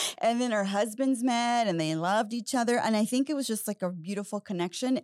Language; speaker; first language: English; native; English